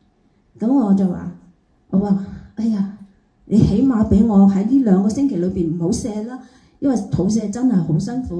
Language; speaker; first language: Cantonese; native; Cantonese